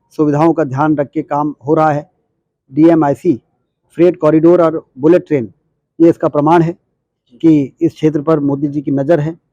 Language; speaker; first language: Hindi; native; Hindi